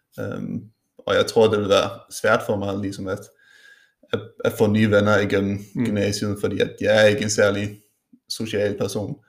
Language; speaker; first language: Danish; non-native, local second language; Faroese